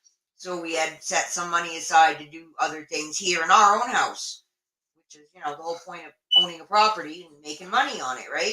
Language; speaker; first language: English; native; English